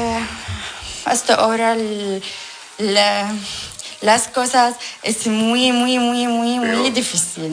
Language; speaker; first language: Spanish; non-native, learner; Arabic